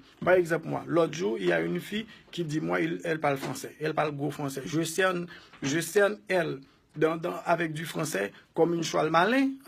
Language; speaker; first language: French; non-native, local second language; Haitian Creole